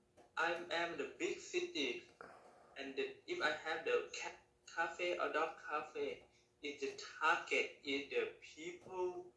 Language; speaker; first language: English; non-native, learner; Thai